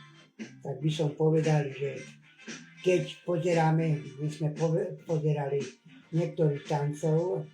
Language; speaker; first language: Slovak; non-native, local second language; Hungarian